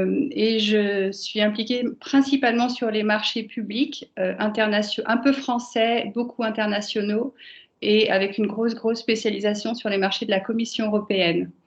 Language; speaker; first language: French; native; French